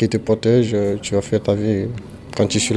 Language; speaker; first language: French; non-native, learner; Bambara